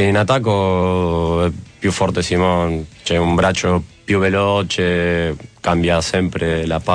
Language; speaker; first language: Italian; non-native, fluent; Spanish